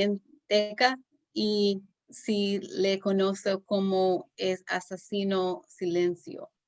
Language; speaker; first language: Spanish; non-native, learner; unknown